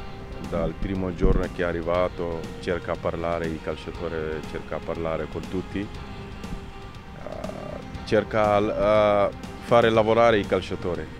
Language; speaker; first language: Italian; non-native, learner; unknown